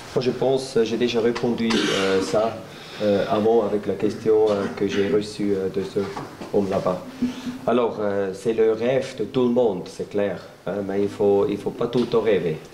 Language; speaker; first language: French; non-native, local second language; Swiss German